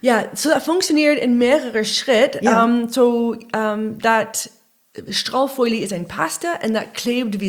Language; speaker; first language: German; non-native, learner; English